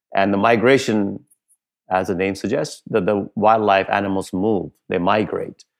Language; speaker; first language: English; non-native, local second language; Punjabi